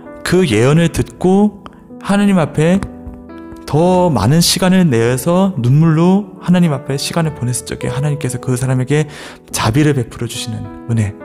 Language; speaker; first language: Korean; native; Korean